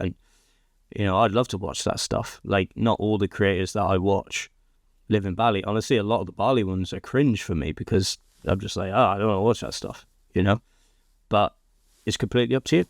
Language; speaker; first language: English; native; English